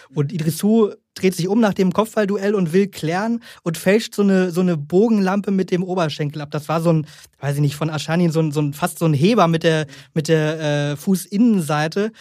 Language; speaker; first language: German; native; German